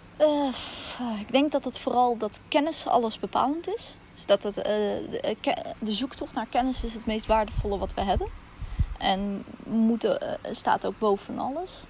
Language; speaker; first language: Dutch; early bilingual, other home language; Russian